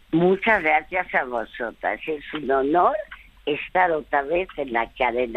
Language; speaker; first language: Spanish; early bilingual, other home language; French